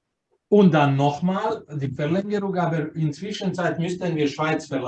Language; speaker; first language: German; non-native, fluent; Croatian